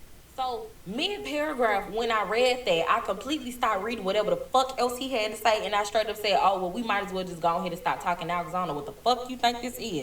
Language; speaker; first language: English; native; English